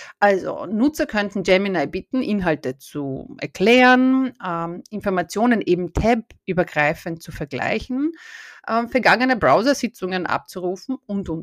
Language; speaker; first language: German; native; German